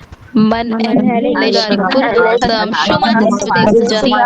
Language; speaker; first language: Persian; non-native, learner; Urdu